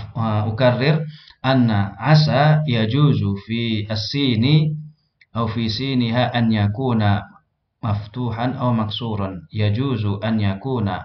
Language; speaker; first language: Arabic; non-native, fluent; Indonesian